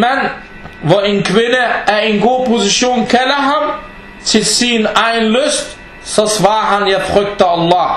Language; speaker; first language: Danish; early bilingual, other home language; Arabic